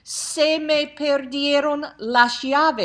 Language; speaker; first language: Spanish; non-native, fluent; English